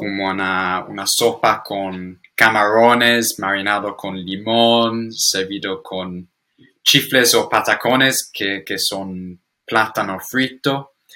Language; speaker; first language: Spanish; non-native, learner; English